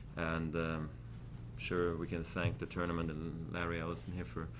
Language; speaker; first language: English; non-native, fluent; Swiss German